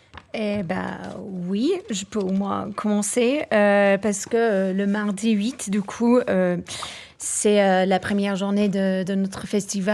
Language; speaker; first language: French; non-native, fluent; English